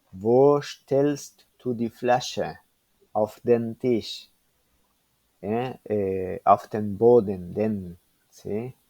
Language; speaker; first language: German; non-native, fluent; Spanish